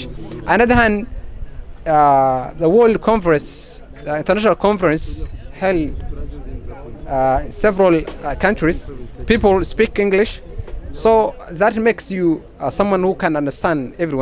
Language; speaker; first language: English; non-native, fluent; Somali